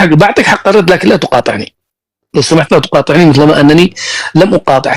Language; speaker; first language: Arabic; native; Arabic